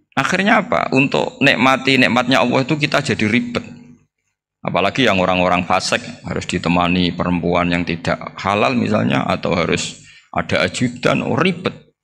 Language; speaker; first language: Indonesian; non-native, local second language; Javanese